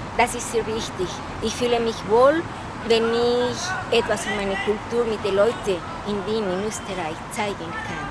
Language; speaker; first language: German; non-native, fluent; Spanish